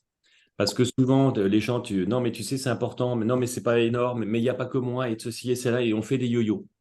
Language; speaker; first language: French; native; French